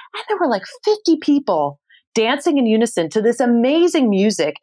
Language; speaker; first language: English; native; English